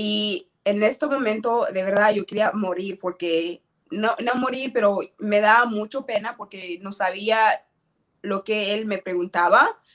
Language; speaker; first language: Spanish; non-native, learner; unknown